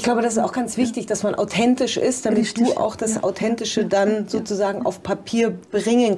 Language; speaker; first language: German; native; German